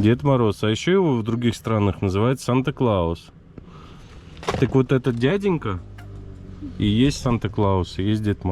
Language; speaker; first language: Russian; native; Russian